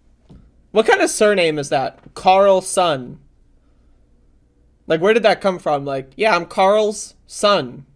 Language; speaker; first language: English; native; English